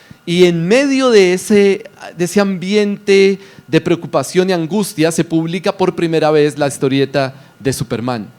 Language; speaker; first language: Spanish; native; Spanish